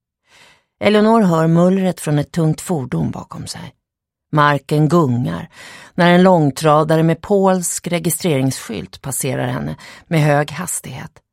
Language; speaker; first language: Swedish; native; Swedish